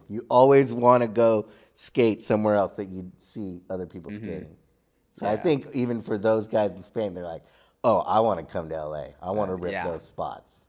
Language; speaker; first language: English; native; English